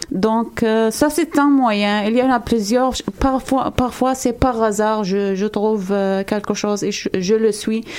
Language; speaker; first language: French; non-native, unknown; Arabic